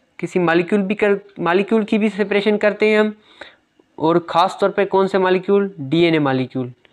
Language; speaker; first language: Urdu; native; Urdu